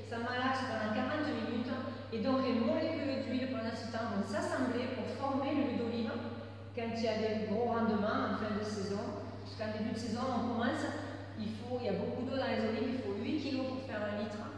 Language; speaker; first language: French; native; French